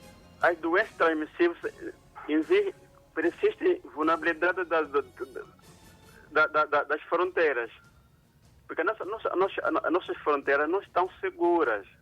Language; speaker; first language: Portuguese; non-native, local second language; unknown